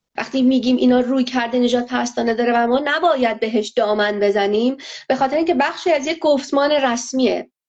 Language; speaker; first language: Persian; non-native, local second language; Azerbaijani